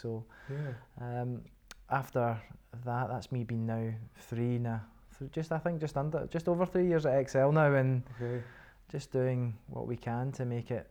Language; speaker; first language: English; native; English